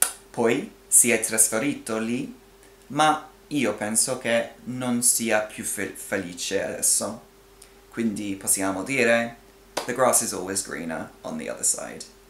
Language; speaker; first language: Italian; non-native, fluent; English